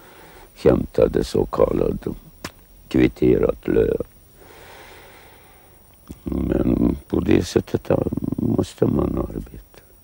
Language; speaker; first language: Swedish; non-native, fluent; Lithuanian